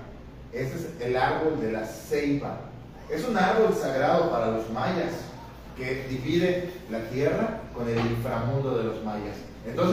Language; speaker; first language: Spanish; native; Spanish